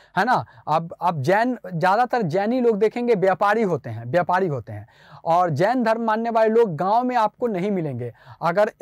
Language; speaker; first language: Hindi; native; Hindi